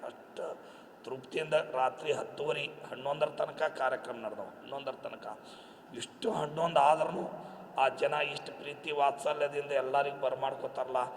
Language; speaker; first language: Kannada; non-native, local second language; Lambadi